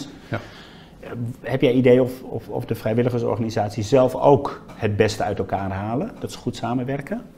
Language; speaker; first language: Dutch; native; Dutch